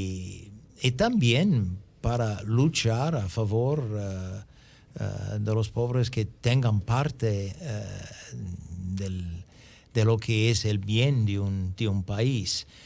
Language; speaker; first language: Spanish; non-native, fluent; English